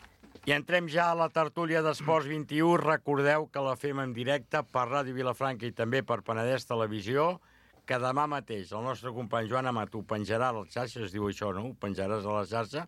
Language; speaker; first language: Catalan; native; Catalan